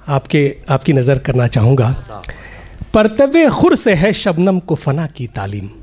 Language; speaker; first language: Hindi; native; Hindi